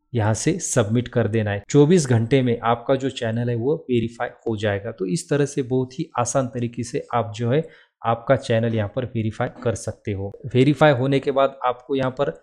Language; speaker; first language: Hindi; non-native, local second language; Marathi